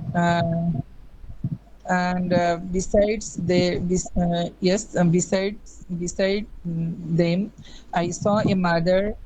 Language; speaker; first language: English; non-native, learner; Bangla